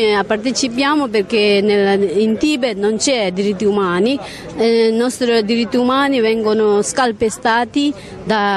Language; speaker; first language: Italian; non-native, learner; Tibetan